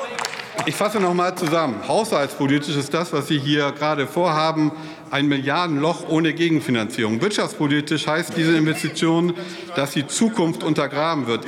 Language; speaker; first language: German; native; German